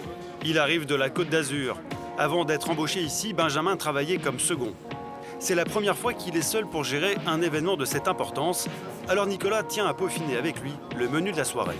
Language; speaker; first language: French; native; French